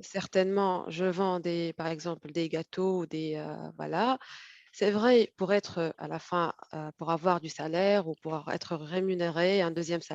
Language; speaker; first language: French; non-native, fluent; Arabic